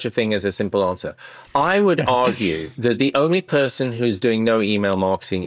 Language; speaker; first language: English; non-native, local second language; Akan